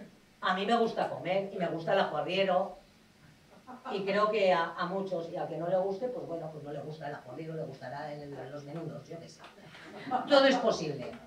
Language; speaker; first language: Spanish; native; Spanish